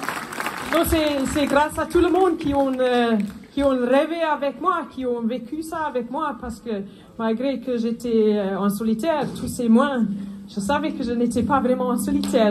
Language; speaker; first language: French; non-native, fluent; Afrikaans